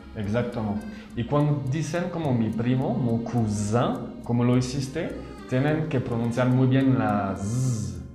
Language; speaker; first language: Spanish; non-native, fluent; French